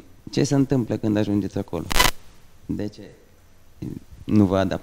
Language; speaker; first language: Romanian; native; Romanian